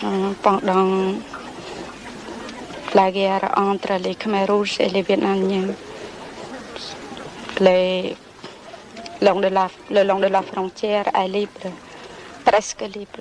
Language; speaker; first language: French; non-native, local second language; Khmer